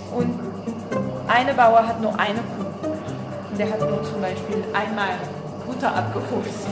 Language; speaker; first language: German; non-native, fluent; French